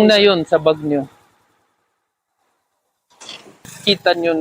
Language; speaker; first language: Filipino; non-native, learner; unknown